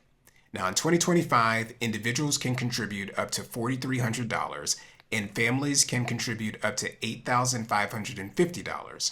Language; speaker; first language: English; native; English